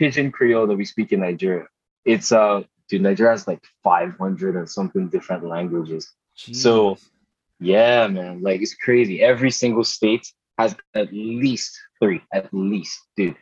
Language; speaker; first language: English; non-native, local second language; Igbo